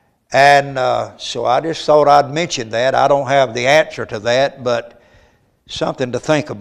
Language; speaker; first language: English; native; English